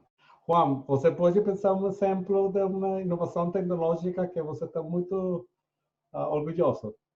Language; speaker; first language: Portuguese; non-native, fluent; Spanish